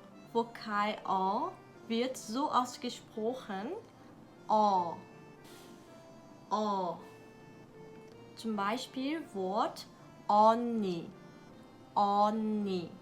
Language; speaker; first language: German; non-native, learner; Korean